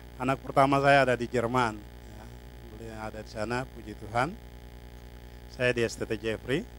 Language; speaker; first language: Indonesian; native; Indonesian